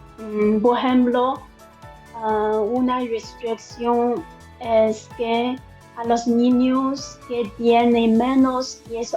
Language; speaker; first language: Spanish; non-native, learner; Chinese